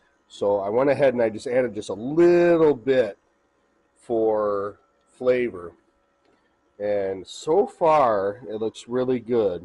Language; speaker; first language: English; native; English